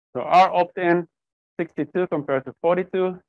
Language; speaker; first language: English; non-native, fluent; Hebrew